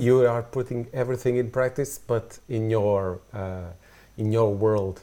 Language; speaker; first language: English; non-native, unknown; Portuguese